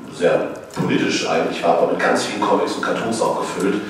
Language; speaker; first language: German; native; German